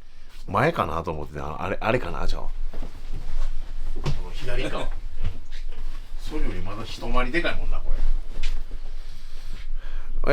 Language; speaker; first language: Japanese; native; Japanese